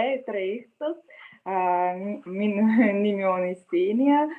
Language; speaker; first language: Estonian; non-native, learner; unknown